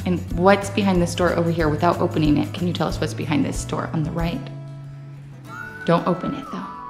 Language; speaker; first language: English; native; English